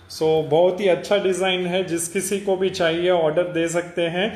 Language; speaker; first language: Hindi; non-native, local second language; Telugu